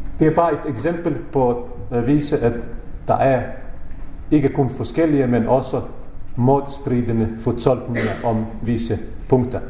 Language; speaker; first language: Danish; non-native, fluent; Bosnian